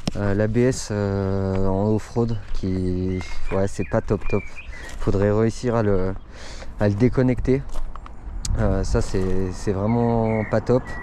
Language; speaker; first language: French; native; French